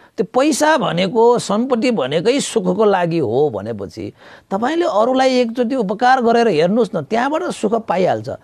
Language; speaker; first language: Nepali; native; Nepali